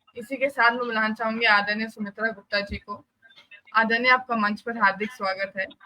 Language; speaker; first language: Hindi; native; Hindi